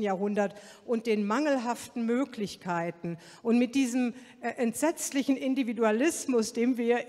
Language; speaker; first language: German; native; German